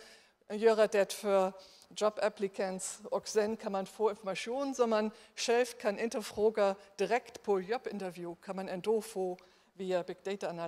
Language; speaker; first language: Danish; non-native, learner; German